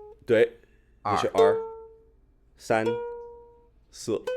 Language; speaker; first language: Chinese; non-native, fluent; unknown